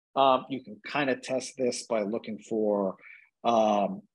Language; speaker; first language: English; native; English